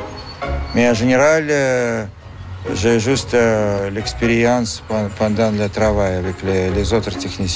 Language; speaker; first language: French; non-native, fluent; Russian